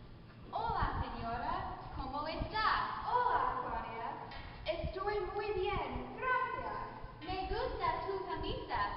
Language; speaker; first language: Spanish; non-native, learner; English